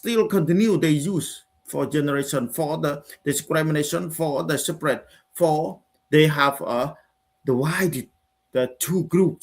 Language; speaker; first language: English; non-native, learner; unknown